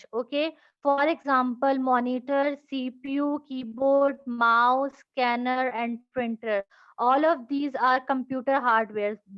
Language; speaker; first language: English; non-native, local second language; Urdu